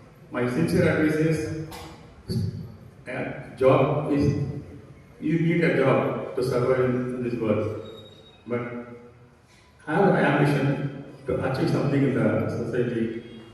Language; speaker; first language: English; non-native, local second language; Tamil